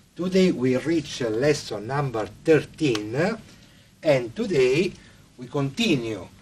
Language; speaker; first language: English; non-native, fluent; Italian